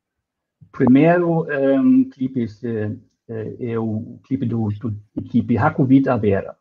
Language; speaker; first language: Portuguese; non-native, fluent; German